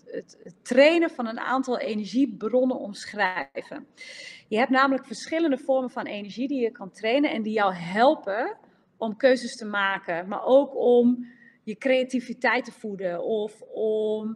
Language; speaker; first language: Dutch; native; Dutch